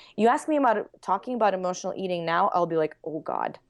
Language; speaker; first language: English; non-native, fluent; Russian